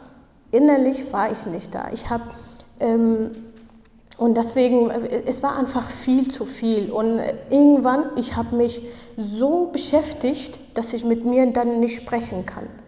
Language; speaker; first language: German; non-native, fluent; Kurdish